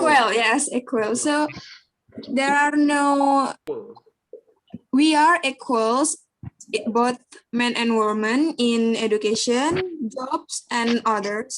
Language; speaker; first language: English; non-native, learner; Indonesian